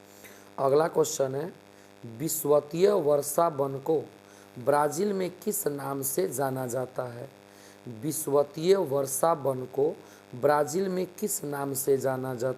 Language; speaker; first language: Hindi; native; Hindi